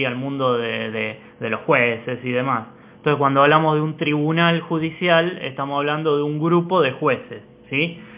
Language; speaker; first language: Spanish; native; Spanish